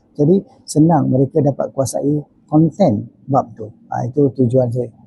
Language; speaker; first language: Malay; non-native, local second language; Tamil